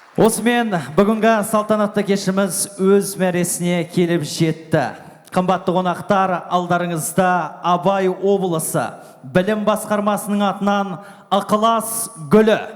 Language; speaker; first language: Kazakh; native; Kazakh